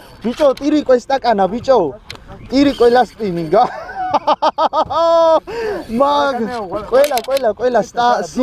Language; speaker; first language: Italian; non-native, learner; Georgian